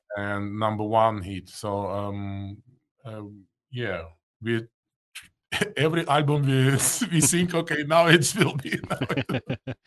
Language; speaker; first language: English; non-native, fluent; Russian